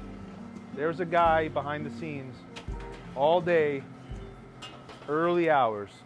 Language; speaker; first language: English; native; English